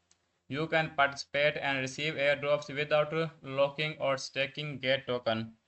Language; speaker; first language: English; non-native, learner; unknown